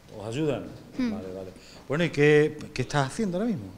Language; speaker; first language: Spanish; native; Spanish